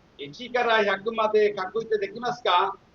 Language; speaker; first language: Japanese; non-native, learner; Bangla